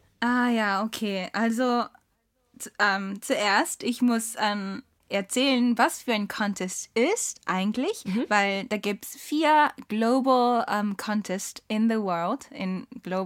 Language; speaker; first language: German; non-native, learner; Japanese